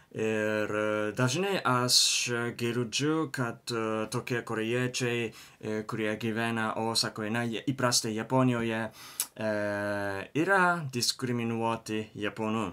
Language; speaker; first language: Lithuanian; non-native, learner; Japanese